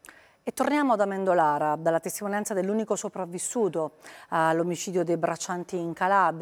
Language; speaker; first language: Italian; native; Italian